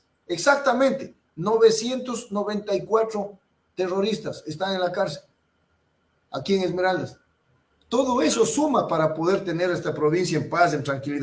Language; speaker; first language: Spanish; native; Spanish